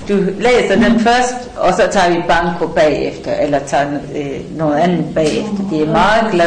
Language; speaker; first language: Danish; non-native, fluent; Persian